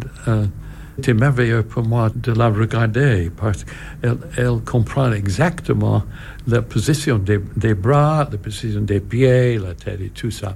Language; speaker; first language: French; non-native, learner; English